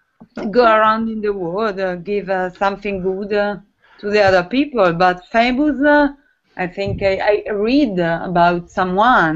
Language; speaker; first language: English; non-native, learner; Italian